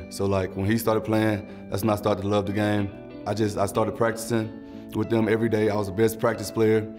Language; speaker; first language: English; native; English